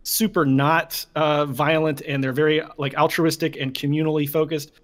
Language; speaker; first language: English; native; English